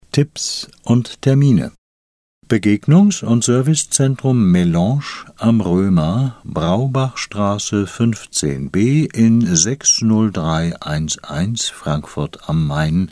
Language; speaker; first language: German; native; German